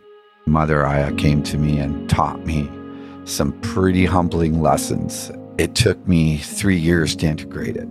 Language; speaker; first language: English; native; English